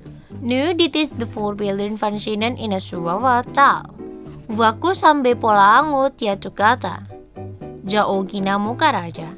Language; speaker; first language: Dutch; non-native, fluent; Indonesian